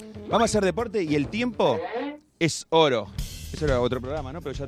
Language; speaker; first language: Spanish; native; Spanish